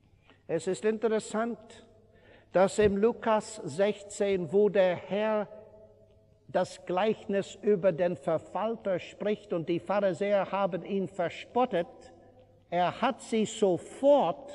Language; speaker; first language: German; non-native, fluent; English